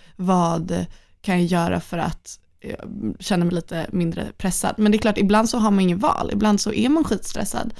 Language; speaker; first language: Swedish; native; Swedish